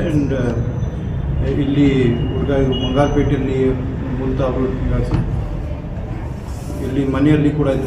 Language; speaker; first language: Kannada; non-native, fluent; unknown